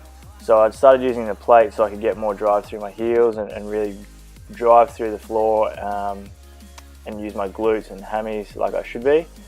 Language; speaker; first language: English; native; English